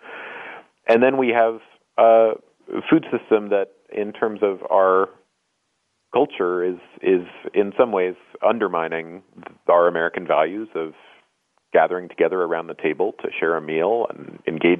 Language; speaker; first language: English; native; English